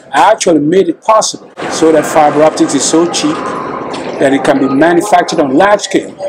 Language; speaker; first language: English; non-native, local second language; Akan